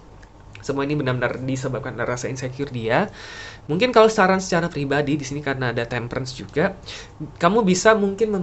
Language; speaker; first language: Indonesian; native; Indonesian